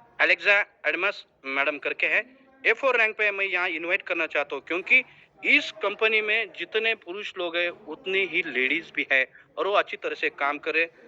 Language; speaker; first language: Hindi; non-native, local second language; Marathi